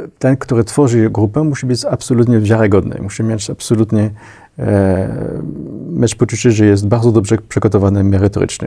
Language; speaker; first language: Polish; non-native, fluent; French